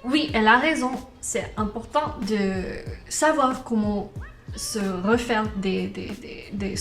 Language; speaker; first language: French; non-native, learner; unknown